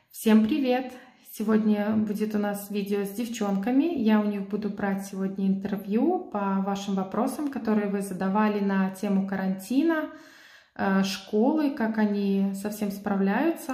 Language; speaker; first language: Russian; native; Russian